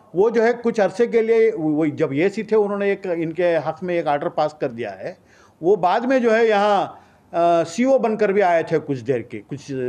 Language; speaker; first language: Hindi; non-native, local second language; Urdu